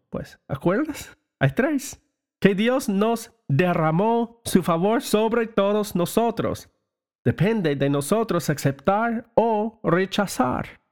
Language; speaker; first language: Spanish; non-native, learner; English